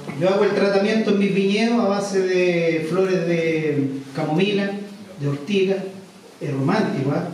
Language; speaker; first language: Spanish; native; Spanish